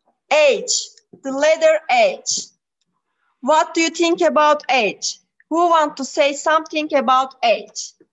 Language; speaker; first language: English; non-native, fluent; Turkish